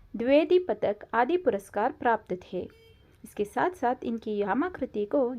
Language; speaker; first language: Hindi; non-native, local second language; Kannada